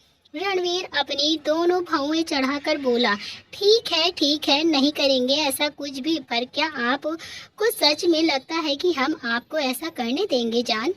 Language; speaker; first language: Hindi; native; Hindi